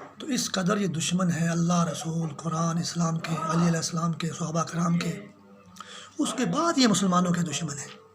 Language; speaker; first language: Urdu; non-native, local second language; Punjabi